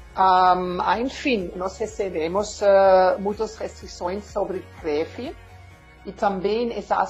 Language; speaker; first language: Portuguese; non-native, learner; German